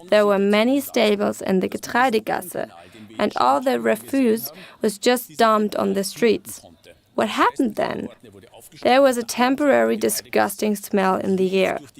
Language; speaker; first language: English; non-native, fluent; German